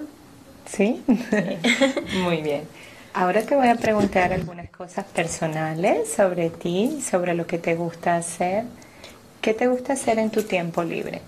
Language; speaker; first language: Spanish; non-native, fluent; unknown